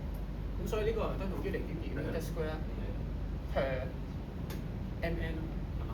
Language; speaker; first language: Cantonese; native; Cantonese